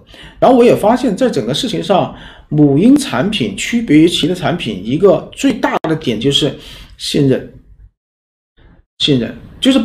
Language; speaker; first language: Chinese; native; Chinese